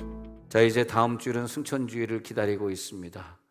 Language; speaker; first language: Korean; native; Korean